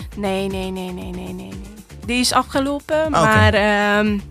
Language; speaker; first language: Dutch; non-native, learner; Hungarian